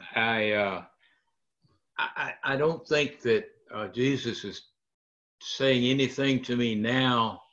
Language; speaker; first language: English; native; English